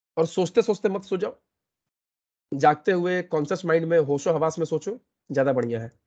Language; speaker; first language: Hindi; native; Hindi